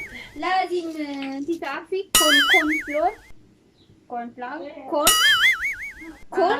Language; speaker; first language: Arabic; non-native, learner; Amharic